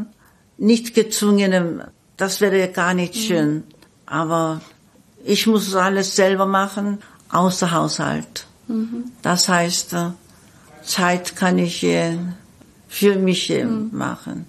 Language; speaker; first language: German; non-native, fluent; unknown